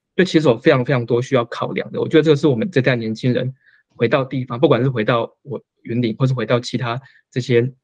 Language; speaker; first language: Chinese; native; Chinese